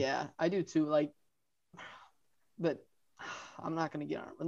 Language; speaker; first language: English; native; English